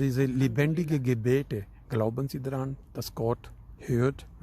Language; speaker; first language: German; non-native, fluent; Urdu